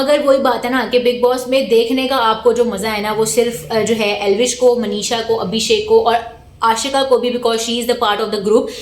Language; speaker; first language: Urdu; native; Urdu